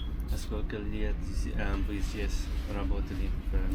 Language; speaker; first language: Russian; non-native, learner; English